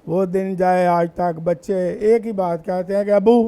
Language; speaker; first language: Urdu; non-native, local second language; Punjabi